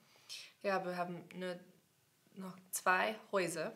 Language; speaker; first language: German; non-native, learner; English